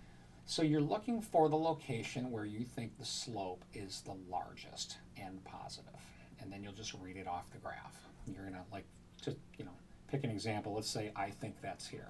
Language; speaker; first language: English; native; English